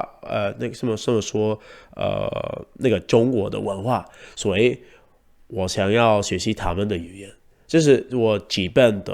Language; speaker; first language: Chinese; non-native, learner; Spanish